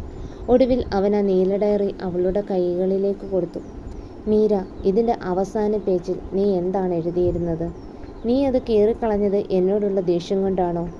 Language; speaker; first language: Malayalam; native; Malayalam